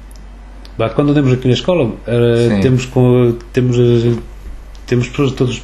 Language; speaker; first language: Portuguese; early bilingual, other home language; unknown